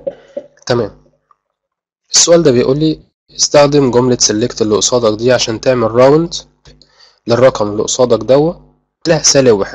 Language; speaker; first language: Arabic; native; Arabic